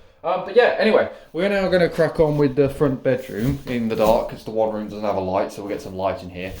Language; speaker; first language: English; native; English